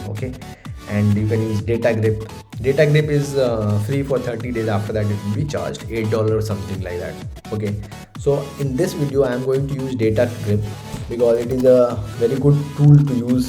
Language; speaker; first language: English; non-native, local second language; Hindi